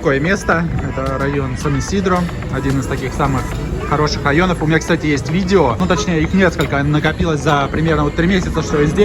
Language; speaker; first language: Russian; native; Russian